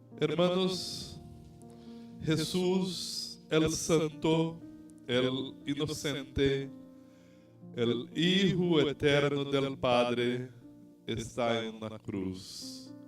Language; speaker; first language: Spanish; non-native, fluent; Portuguese